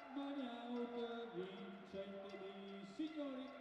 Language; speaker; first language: Italian; native; Italian